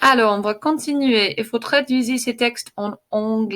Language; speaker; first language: French; non-native, fluent; English